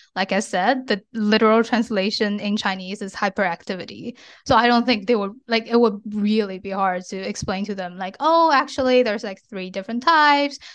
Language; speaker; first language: English; non-native, fluent; Chinese